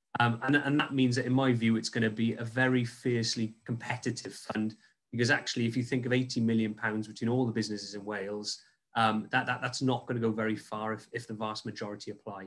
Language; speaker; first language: English; native; English